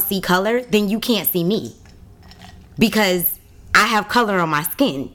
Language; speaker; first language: English; native; English